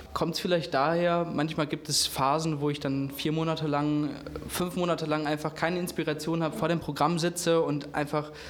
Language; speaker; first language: German; native; German